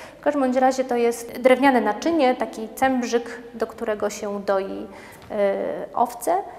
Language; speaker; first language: Polish; native; Polish